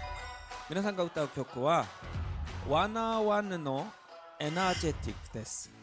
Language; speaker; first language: Japanese; non-native, learner; Korean